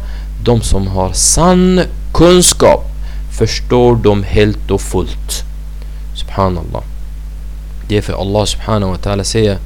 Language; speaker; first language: Swedish; non-native, fluent; Arabic